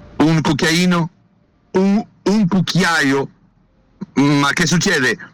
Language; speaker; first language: Italian; non-native, learner; Spanish